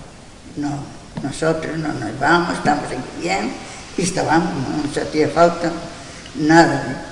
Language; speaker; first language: Spanish; non-native, local second language; Galician